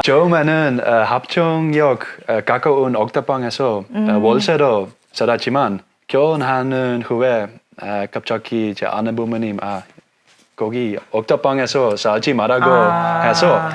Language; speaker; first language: Korean; non-native, learner; Dutch